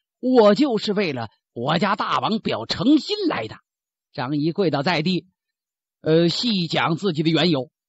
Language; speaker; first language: Chinese; native; Chinese